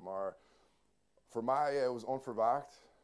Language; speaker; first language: Dutch; non-native, learner; English